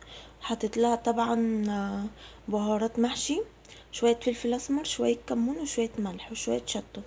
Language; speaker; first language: Arabic; native; Arabic